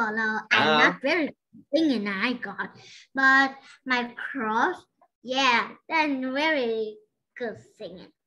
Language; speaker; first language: English; non-native, learner; Vietnamese